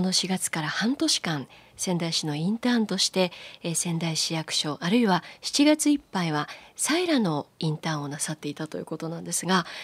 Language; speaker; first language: Japanese; native; Japanese